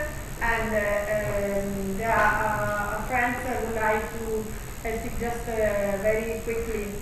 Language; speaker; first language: English; non-native, learner; Italian